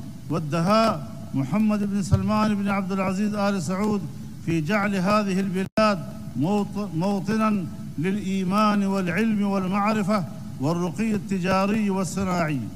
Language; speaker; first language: Arabic; non-native, fluent; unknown